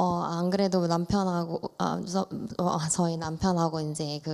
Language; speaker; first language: Korean; native; Korean